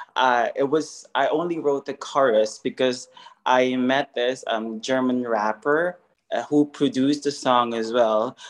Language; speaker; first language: English; non-native, local second language; Filipino